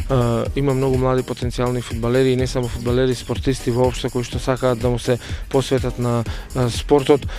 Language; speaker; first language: Macedonian; native; Macedonian